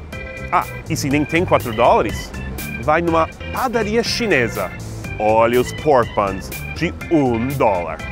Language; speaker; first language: Portuguese; non-native, fluent; English